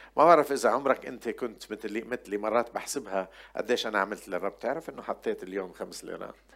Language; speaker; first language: Arabic; non-native, local second language; Armenian